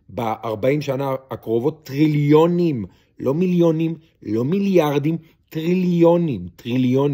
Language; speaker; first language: Hebrew; native; Hebrew